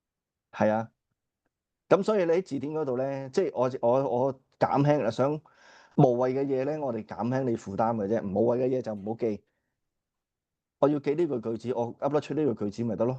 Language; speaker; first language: Cantonese; native; Cantonese